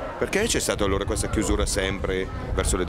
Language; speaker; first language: Italian; native; Italian